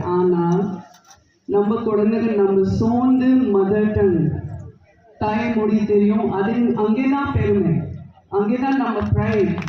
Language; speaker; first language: Tamil; non-native, fluent; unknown